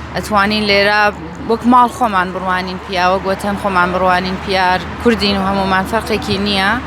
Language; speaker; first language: Central Kurdish; native; Central Kurdish